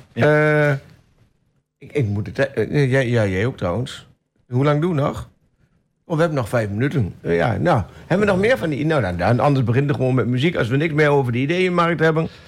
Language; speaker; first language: Dutch; native; Dutch